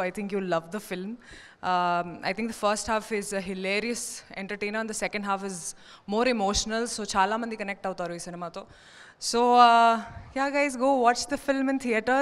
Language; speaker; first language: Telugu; non-native, learner; Hindi